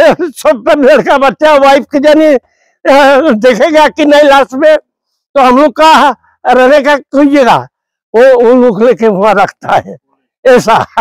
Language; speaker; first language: Hindi; non-native, local second language; Bangla